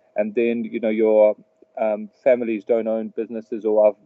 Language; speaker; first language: English; early bilingual, other home language; Telugu